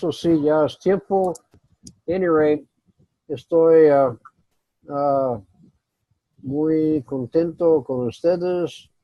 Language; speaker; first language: Spanish; non-native, fluent; English